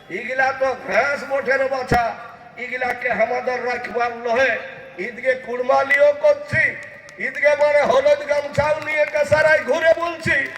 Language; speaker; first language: Bangla; native; Bangla